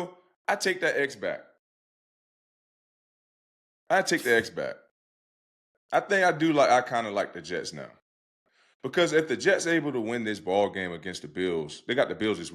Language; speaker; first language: English; native; English